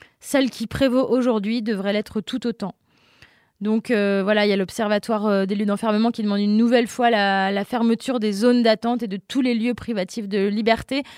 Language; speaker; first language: French; native; French